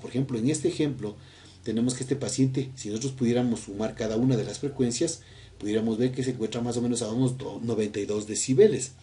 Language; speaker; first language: Spanish; native; Spanish